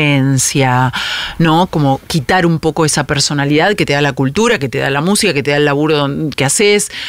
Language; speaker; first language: Spanish; native; Spanish